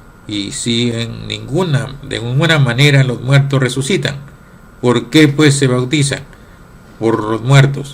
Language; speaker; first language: Spanish; native; Spanish